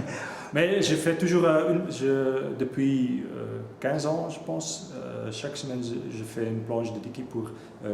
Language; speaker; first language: French; non-native, local second language; Dutch